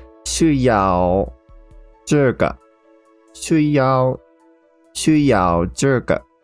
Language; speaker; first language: Chinese; non-native, learner; English